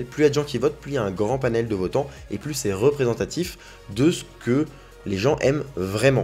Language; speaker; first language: French; native; French